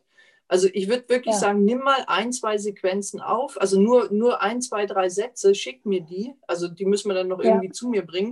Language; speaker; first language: German; native; German